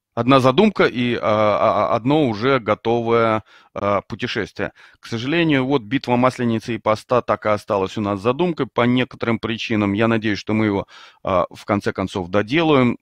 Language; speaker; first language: Russian; native; Russian